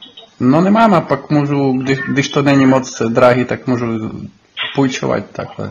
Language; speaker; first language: Czech; non-native, learner; Ukrainian